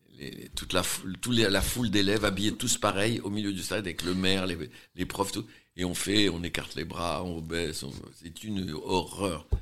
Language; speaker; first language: French; early bilingual, heritage; French